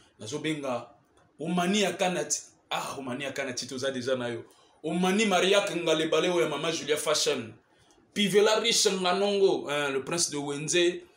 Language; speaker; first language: Lingala; native; Lingala